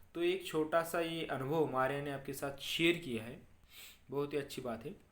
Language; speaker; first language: Hindi; non-native, local second language; Marathi